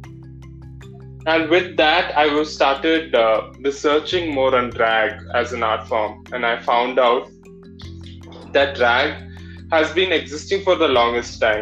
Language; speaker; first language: English; non-native, local second language; Malayalam